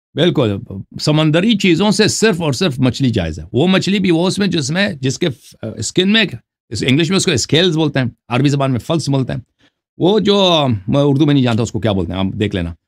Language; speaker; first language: Urdu; native; Urdu